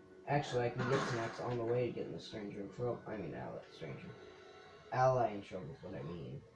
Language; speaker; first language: English; native; English